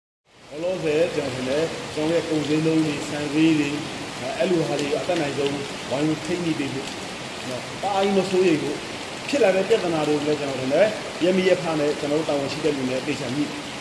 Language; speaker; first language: Burmese; non-native, local second language; Shwe Palaung